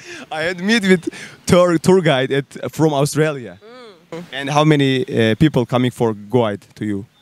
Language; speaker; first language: English; non-native, learner; Turkish